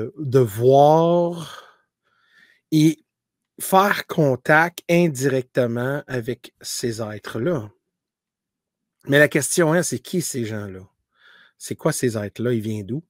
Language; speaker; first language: French; native; French